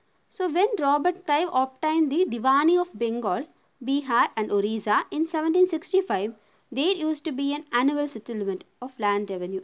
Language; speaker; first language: English; non-native, local second language; Tamil